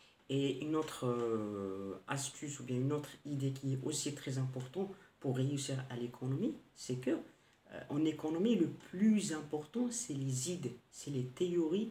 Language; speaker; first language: French; non-native, local second language; Arabic